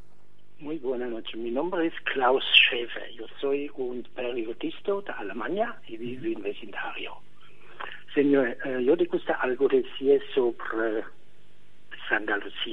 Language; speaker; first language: Spanish; non-native, learner; German